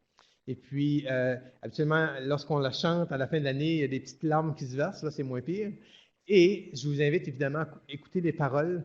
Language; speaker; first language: French; native; French